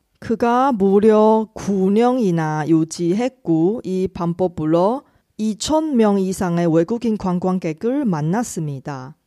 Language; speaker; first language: Korean; non-native, fluent; Chinese